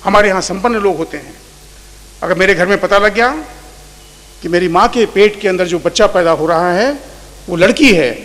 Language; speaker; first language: Hindi; non-native, local second language; Marathi